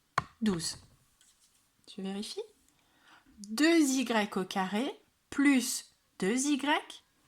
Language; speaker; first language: French; native; French